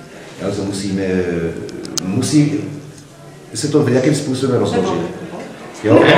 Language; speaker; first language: Czech; non-native, fluent; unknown